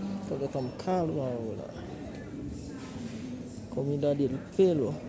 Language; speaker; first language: Spanish; non-native, learner; Haitian Creole